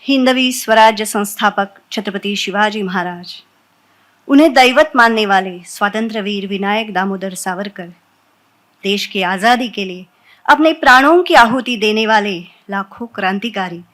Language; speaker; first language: Hindi; non-native, local second language; Marathi